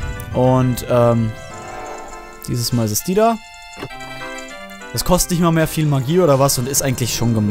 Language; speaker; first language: German; native; German